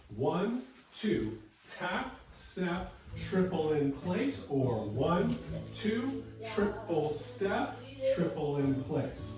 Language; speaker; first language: English; native; English